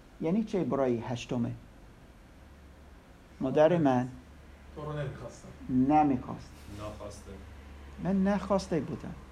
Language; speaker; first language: Persian; non-native, learner; English